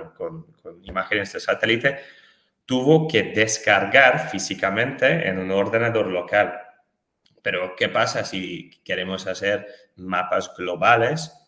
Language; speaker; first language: Spanish; non-native, fluent; Hungarian